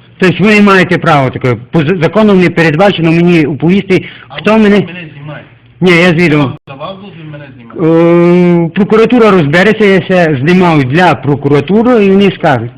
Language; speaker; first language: Ukrainian; native; Ukrainian